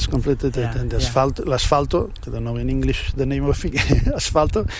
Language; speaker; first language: English; non-native, fluent; Spanish